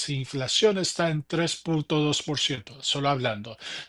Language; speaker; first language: Spanish; early bilingual, heritage; English